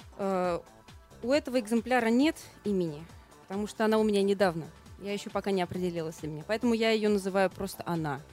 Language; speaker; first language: Russian; native; Russian